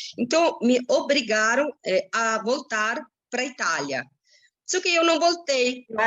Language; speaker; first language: Portuguese; non-native, fluent; Italian